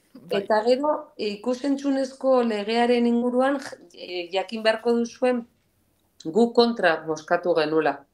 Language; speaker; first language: Basque; non-native, local second language; Spanish